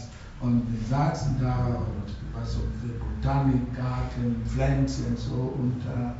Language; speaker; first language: German; non-native, learner; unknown